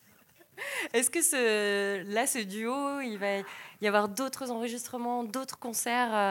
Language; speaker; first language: French; native; French